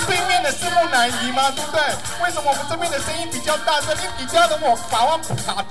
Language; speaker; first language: Chinese; native; Chinese